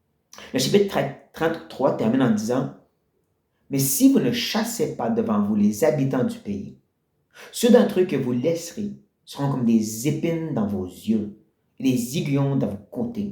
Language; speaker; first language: French; native; French